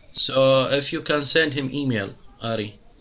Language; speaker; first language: English; non-native, fluent; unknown